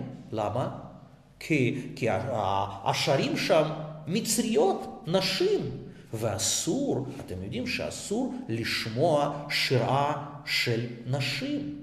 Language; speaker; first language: Hebrew; non-native, fluent; Russian